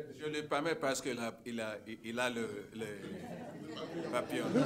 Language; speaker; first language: French; non-native, fluent; Yoruba